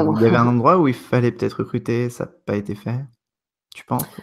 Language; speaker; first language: French; native; French